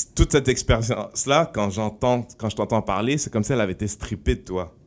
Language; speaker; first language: French; non-native, local second language; Haitian Creole